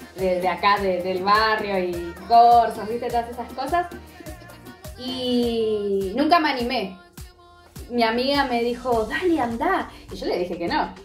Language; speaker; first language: Spanish; native; Spanish